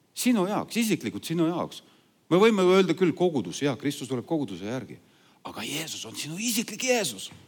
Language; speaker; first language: Estonian; non-native, local second language; Russian